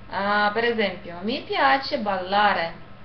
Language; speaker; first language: Italian; non-native, fluent; Russian